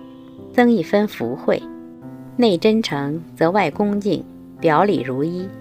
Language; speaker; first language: Chinese; native; Chinese